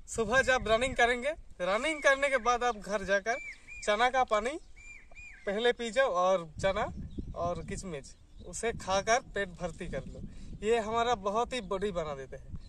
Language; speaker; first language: Hindi; non-native, local second language; Bangla